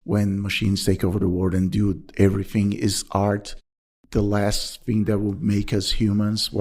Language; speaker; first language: English; non-native, fluent; Portuguese